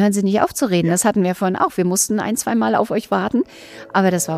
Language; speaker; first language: German; native; German